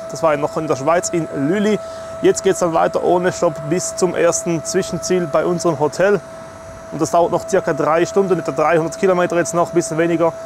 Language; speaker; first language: German; native; German